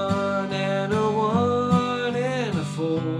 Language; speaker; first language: English; native; English